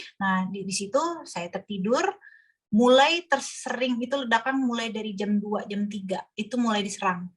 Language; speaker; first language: Indonesian; native; Indonesian